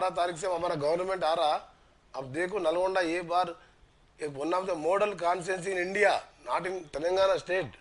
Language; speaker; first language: Hindi; non-native, local second language; Telugu